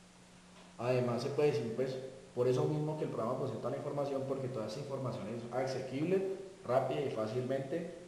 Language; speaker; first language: Spanish; native; Spanish